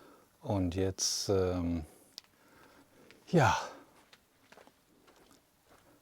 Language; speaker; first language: German; native; German